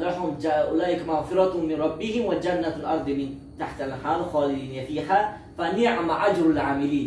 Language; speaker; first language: Arabic; non-native, learner; Uzbek